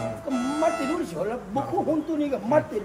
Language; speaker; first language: Japanese; non-native, learner; Thai